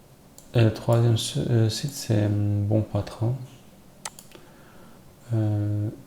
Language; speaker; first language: French; non-native, learner; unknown